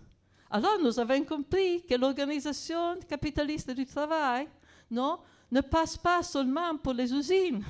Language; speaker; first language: French; non-native, fluent; Italian